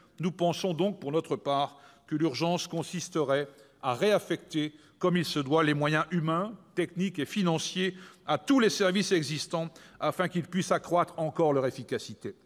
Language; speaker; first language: French; native; French